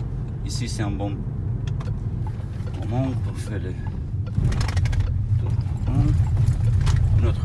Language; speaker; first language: French; non-native, learner; Spanish